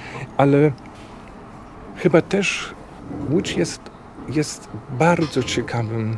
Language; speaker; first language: Polish; non-native, fluent; German